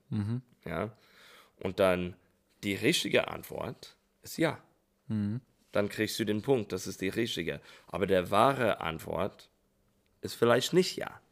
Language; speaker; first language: German; non-native, learner; English